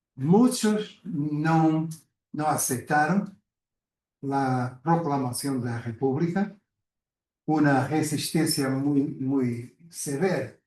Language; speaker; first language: Spanish; non-native, fluent; Portuguese